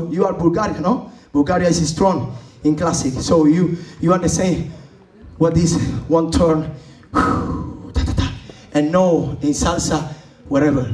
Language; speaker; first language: English; non-native, learner; Spanish